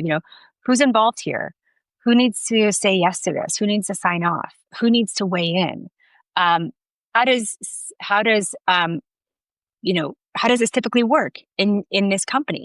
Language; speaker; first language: English; native; English